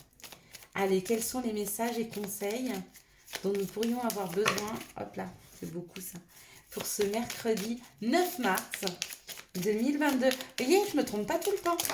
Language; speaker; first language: French; native; French